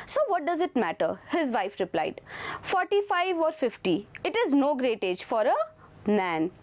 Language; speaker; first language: Hindi; native; Hindi